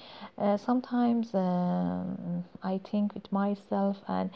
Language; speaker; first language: English; non-native, learner; Persian